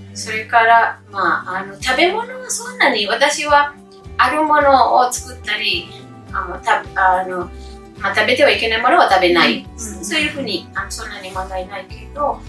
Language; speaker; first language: Japanese; non-native, fluent; Indonesian